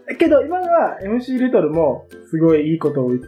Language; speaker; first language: Japanese; native; Japanese